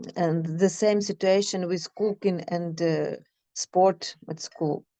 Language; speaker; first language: English; non-native, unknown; Ukrainian